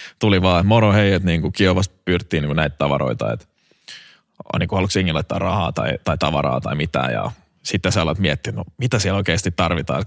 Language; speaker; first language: Finnish; native; Finnish